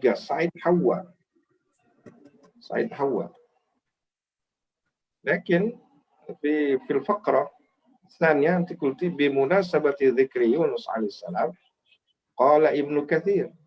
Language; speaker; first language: Arabic; non-native, fluent; Indonesian